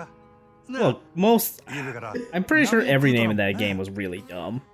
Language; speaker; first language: English; native; English